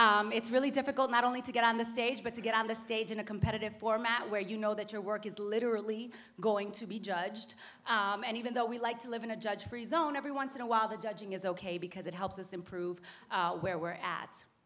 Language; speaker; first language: English; early bilingual, other home language; Spanish